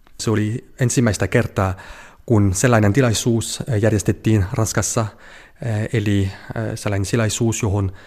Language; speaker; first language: Finnish; non-native, fluent; French